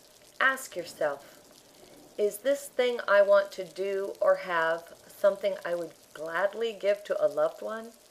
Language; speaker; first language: English; native; English